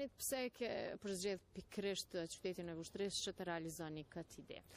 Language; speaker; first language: Albanian; native; Albanian